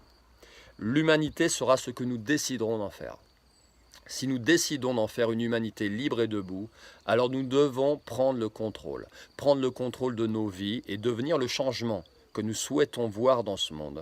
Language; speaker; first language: French; native; French